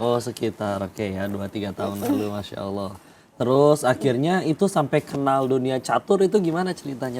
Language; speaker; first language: Indonesian; native; Indonesian